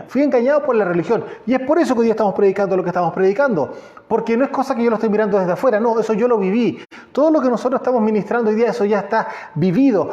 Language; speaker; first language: Spanish; native; Spanish